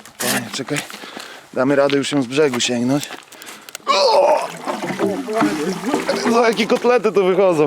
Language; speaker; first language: Polish; native; Polish